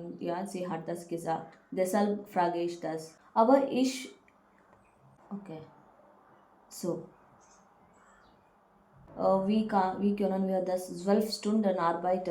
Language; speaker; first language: German; non-native, learner; Kannada